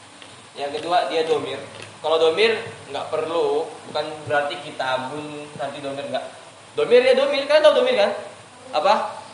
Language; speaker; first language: Indonesian; native; Indonesian